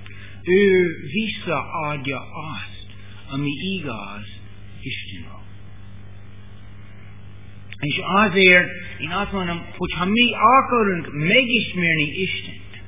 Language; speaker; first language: Hungarian; non-native, learner; English